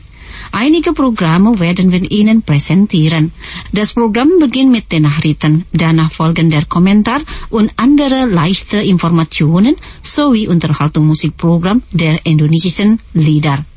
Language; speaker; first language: German; non-native, fluent; Indonesian